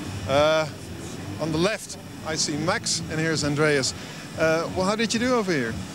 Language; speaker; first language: English; non-native, fluent; Dutch